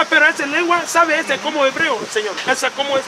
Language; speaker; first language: Spanish; non-native, learner; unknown